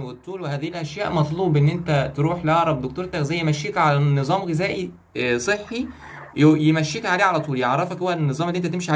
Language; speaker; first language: Arabic; native; Arabic